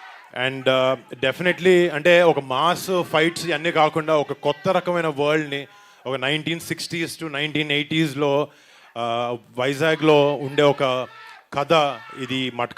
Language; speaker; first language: Telugu; native; Telugu